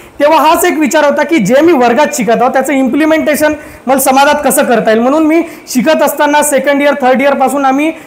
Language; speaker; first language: Marathi; native; Marathi